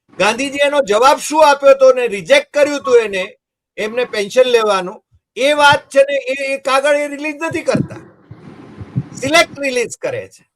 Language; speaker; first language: Gujarati; native; Gujarati